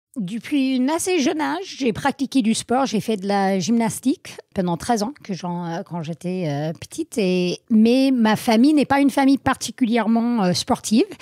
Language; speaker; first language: French; non-native, fluent; English